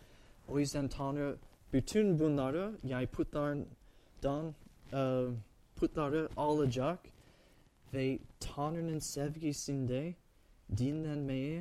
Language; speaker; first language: Turkish; non-native, fluent; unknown